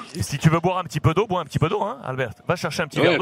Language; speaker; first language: French; native; French